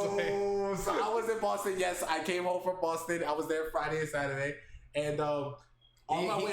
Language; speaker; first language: English; native; English